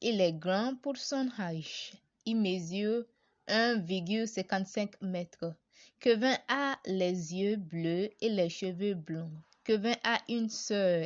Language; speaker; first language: French; non-native, learner; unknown